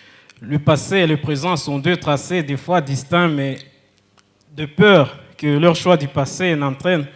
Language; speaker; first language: French; non-native, local second language; Kinyarwanda